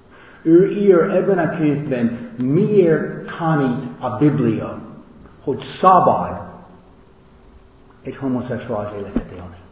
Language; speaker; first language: Hungarian; non-native, learner; English